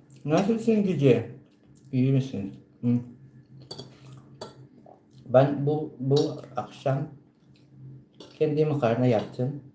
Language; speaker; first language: Turkish; non-native, learner; Filipino